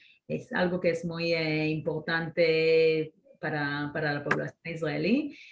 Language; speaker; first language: Spanish; non-native, fluent; Hebrew